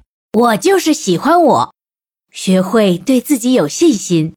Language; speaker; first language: Chinese; native; Chinese